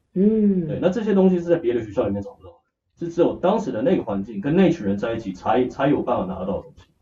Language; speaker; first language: Chinese; native; Chinese